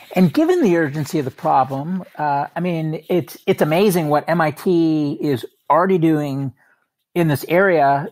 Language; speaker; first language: English; native; English